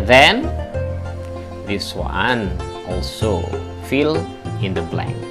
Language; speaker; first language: English; non-native, learner; Indonesian